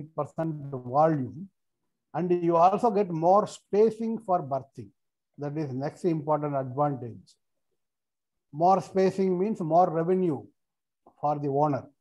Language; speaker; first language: English; non-native, local second language; Tamil